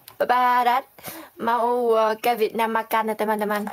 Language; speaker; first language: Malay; non-native, learner; Vietnamese